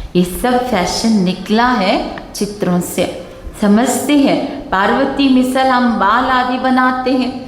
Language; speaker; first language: Hindi; non-native, local second language; Kannada